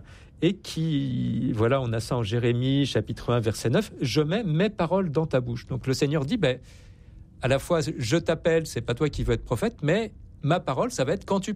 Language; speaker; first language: French; native; French